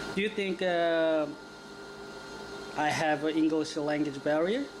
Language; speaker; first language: English; non-native, learner; Korean